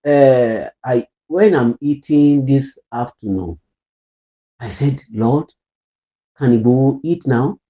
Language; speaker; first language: English; non-native, local second language; Yoruba